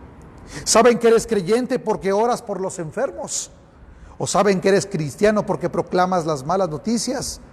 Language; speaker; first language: Spanish; native; Spanish